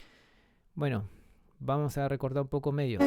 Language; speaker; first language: Spanish; native; Spanish